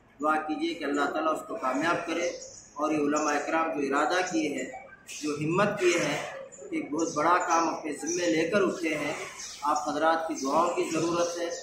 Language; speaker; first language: Hindi; non-native, local second language; Urdu